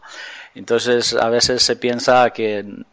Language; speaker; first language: Spanish; non-native, fluent; Ukrainian